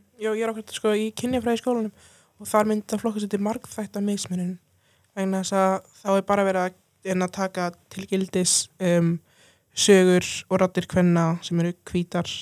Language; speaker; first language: Icelandic; native; Icelandic